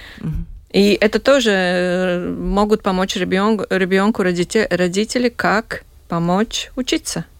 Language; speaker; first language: Russian; non-native, local second language; Latvian